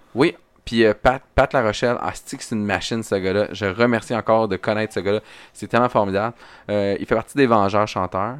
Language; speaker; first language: French; native; French